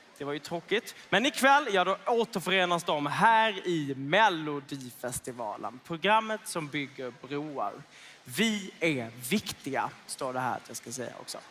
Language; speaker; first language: Swedish; native; Swedish